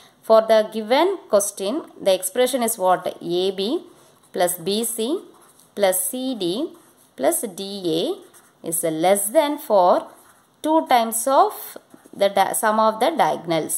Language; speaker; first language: English; non-native, local second language; Tamil